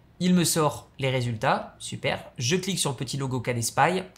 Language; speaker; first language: French; native; French